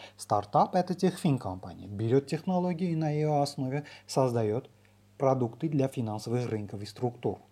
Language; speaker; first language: Russian; non-native, local second language; Armenian